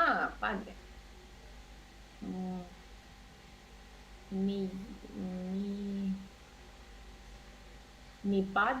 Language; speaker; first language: Spanish; non-native, learner; Russian